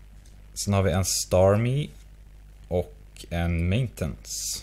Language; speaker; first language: Swedish; native; Swedish